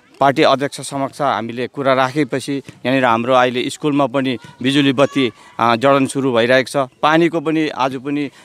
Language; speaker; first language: Nepali; native; Nepali